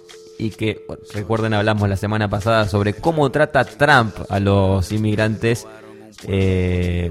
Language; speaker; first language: Spanish; native; Spanish